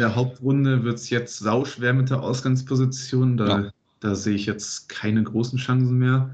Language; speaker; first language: German; native; German